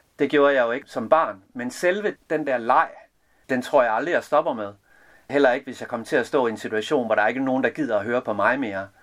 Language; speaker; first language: Danish; early bilingual, other home language; Serbian